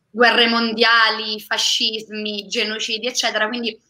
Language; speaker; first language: Italian; native; Italian